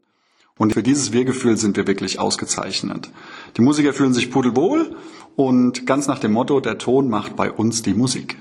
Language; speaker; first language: German; native; German